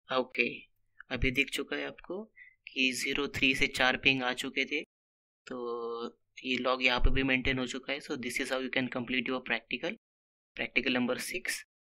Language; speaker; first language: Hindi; non-native, local second language; Marathi